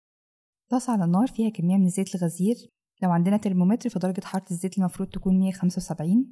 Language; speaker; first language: Arabic; native; Arabic